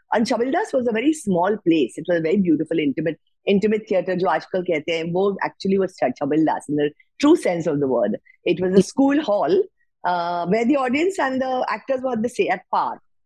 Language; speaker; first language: English; non-native, local second language; Marathi